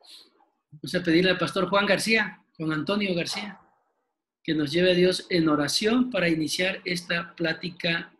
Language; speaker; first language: Spanish; native; Spanish